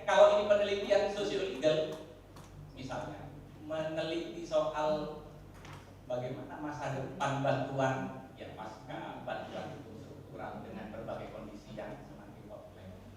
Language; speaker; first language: Indonesian; native; Indonesian